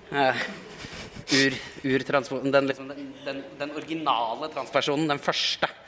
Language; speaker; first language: Norwegian; native; Norwegian